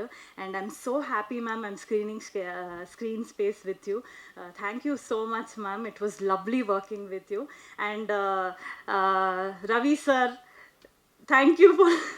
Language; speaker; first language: Tamil; non-native, local second language; Kannada